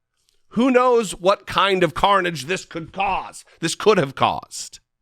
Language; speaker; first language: English; native; English